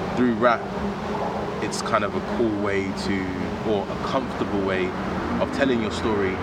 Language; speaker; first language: English; native; English